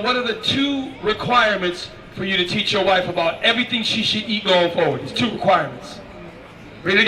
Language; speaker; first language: English; native; English